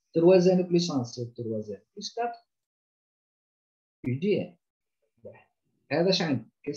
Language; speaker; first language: French; non-native, local second language; Arabic